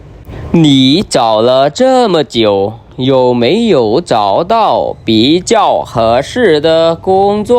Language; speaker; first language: Chinese; non-native, fluent; Khmer